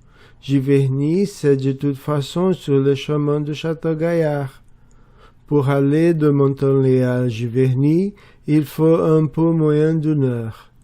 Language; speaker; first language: French; non-native, learner; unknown